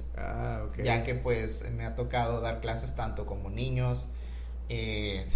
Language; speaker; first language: Spanish; native; Spanish